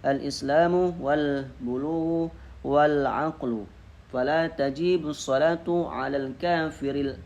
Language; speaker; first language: Arabic; non-native, learner; Indonesian